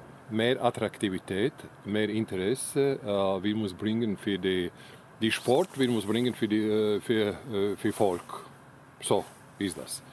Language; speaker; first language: German; non-native, learner; Latvian